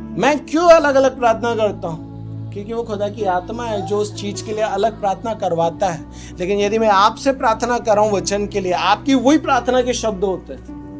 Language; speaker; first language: Hindi; non-native, local second language; Marathi